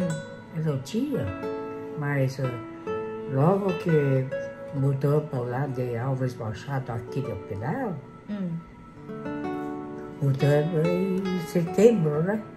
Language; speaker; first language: Portuguese; non-native, local second language; Japanese